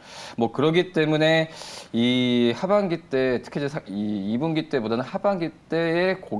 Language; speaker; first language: Korean; native; Korean